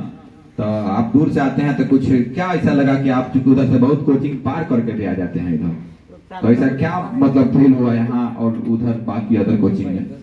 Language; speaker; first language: Hindi; native; Hindi